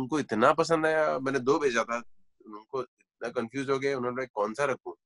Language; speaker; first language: Hindi; non-native, local second language; Assamese